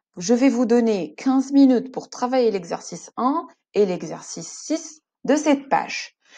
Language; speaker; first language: French; non-native, local second language; Arabic